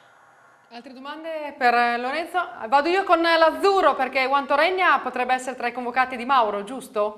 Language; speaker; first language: Italian; native; Italian